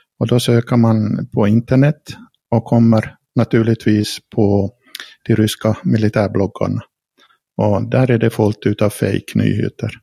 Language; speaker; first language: Swedish; native; Swedish